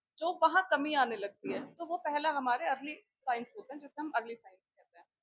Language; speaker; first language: Hindi; native; Hindi